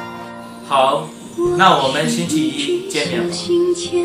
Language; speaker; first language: Chinese; non-native, learner; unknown